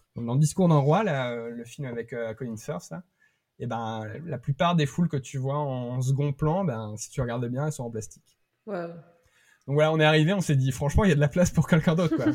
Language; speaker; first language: French; native; French